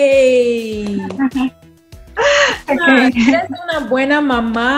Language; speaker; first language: Spanish; non-native, learner; English